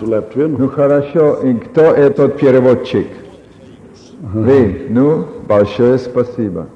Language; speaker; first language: Russian; non-native, learner; English